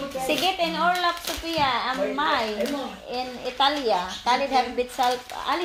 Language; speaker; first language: German; non-native, learner; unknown